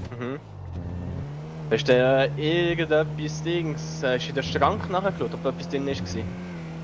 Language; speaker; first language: German; native; German